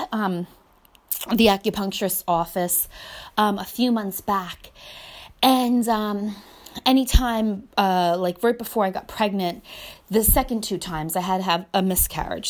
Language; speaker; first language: English; native; English